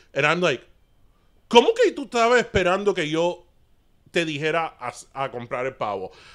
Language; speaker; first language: Spanish; early bilingual, heritage; Spanish